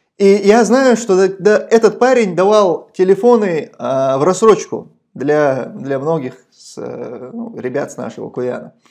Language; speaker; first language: Russian; non-native, local second language; Chechen